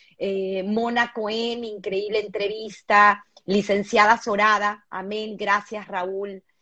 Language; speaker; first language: Spanish; native; Spanish